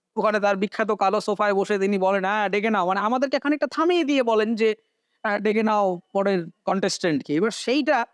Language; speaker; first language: Bangla; native; Bangla